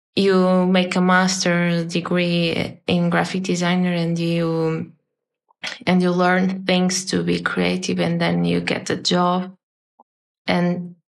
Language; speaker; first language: English; non-native, fluent; Portuguese